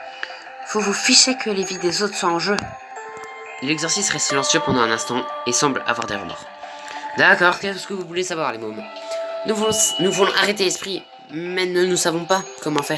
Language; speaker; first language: French; native; French